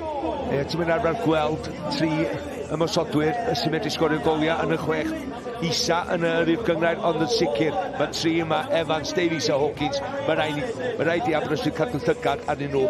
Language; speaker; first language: Welsh; native; Welsh